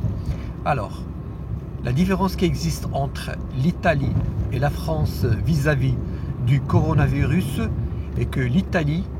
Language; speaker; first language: French; non-native, fluent; Arabic